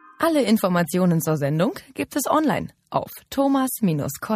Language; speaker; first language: German; native; German